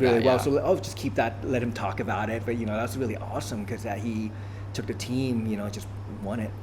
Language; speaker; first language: English; early bilingual, other home language; Thai